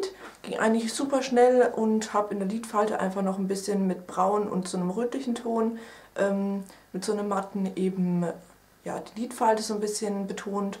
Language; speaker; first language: German; native; German